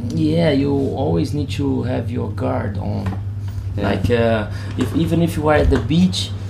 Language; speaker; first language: English; non-native, fluent; Portuguese